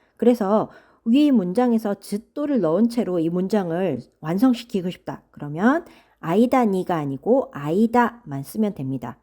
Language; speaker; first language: Korean; native; Korean